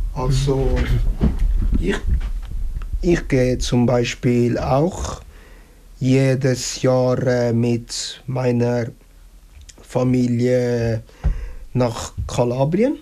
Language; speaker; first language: German; early bilingual, other home language; Italian